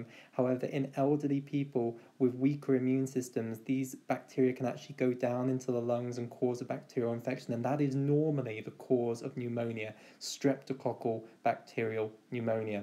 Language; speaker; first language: English; native; English